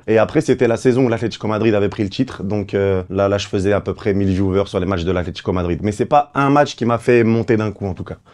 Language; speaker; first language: French; non-native, local second language; Kabyle